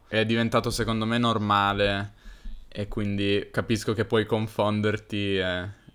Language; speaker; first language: Italian; native; Italian